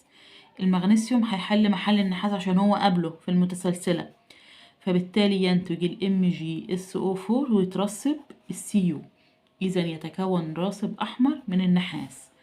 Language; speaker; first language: Arabic; native; Arabic